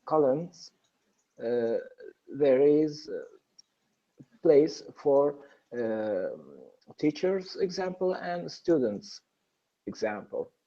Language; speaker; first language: English; non-native, learner; Persian